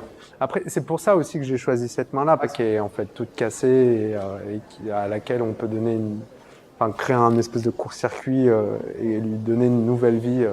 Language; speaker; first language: French; native; French